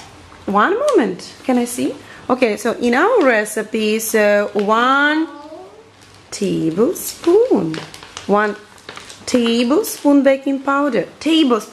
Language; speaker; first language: English; non-native, fluent; Russian